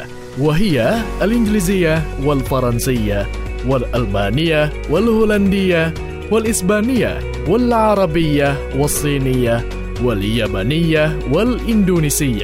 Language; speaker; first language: Arabic; non-native, fluent; Indonesian